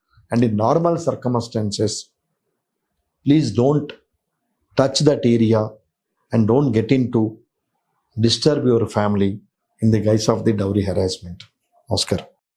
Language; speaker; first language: English; non-native, local second language; Telugu